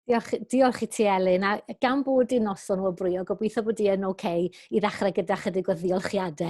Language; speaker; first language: Welsh; native; Welsh